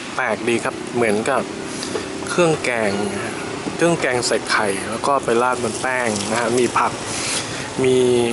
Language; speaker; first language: Thai; native; Thai